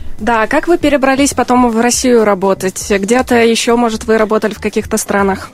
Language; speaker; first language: Russian; native; Russian